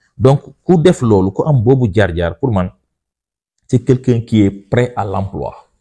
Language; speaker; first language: French; non-native, local second language; Wolof